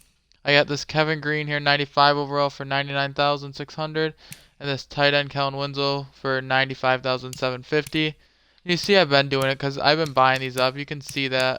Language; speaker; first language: English; native; English